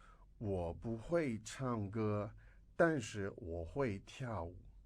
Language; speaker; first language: Chinese; non-native, fluent; English